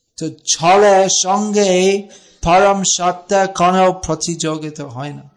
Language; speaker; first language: Bangla; non-native, fluent; English